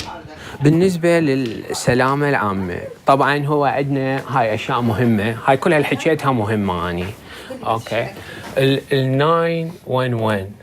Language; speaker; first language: Arabic; native; Arabic